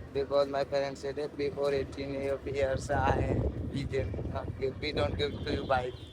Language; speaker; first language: English; non-native, learner; Hindi